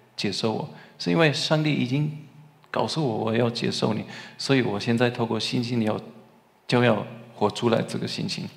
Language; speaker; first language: Chinese; non-native, fluent; German